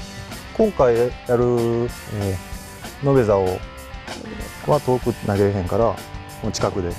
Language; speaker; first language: Japanese; native; Japanese